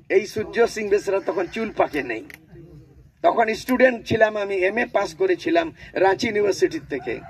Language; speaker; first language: Bangla; non-native, local second language; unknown